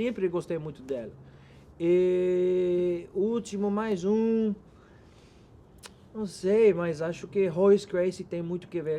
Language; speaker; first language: Portuguese; non-native, learner; Spanish